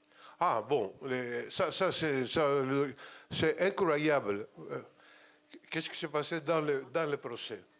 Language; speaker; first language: French; non-native, fluent; Greek